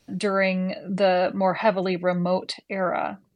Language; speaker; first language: English; native; English